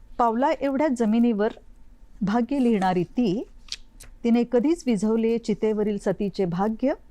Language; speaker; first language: Marathi; native; Marathi